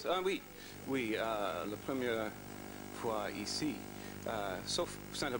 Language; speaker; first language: French; non-native, learner; English